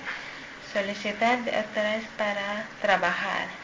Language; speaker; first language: Spanish; non-native, learner; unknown